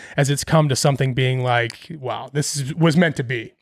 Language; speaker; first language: English; native; English